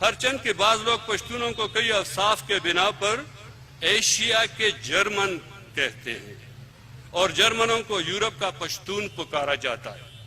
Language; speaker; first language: Urdu; non-native, local second language; Pashto